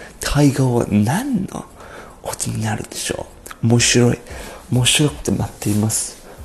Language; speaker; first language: Japanese; non-native, learner; English